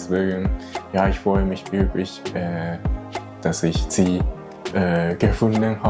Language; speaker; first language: German; non-native, learner; Japanese